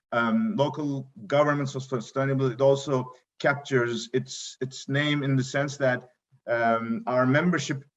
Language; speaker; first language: English; non-native, fluent; Turkish